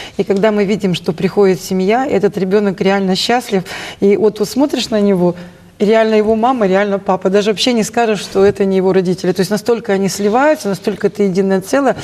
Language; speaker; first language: Russian; native; Russian